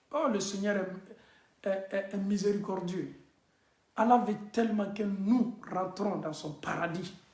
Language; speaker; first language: French; non-native, local second language; Bambara